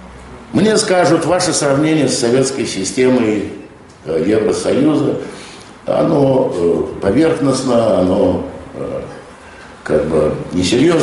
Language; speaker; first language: Russian; native; Russian